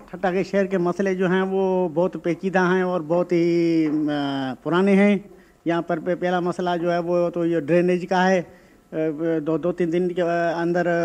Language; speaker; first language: Urdu; non-native, local second language; Sindhi